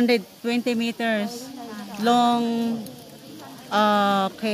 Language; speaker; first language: English; non-native, local second language; Filipino